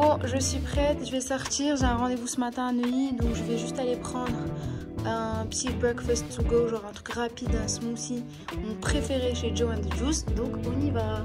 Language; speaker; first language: French; native; French